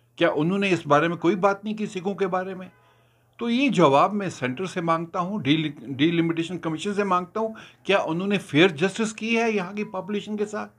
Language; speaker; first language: Hindi; non-native, local second language; Kashmiri